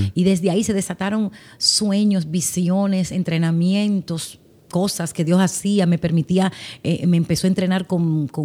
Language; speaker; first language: Spanish; native; Spanish